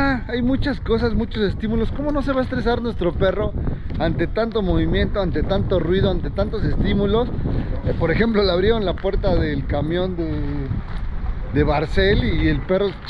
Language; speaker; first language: Spanish; native; Spanish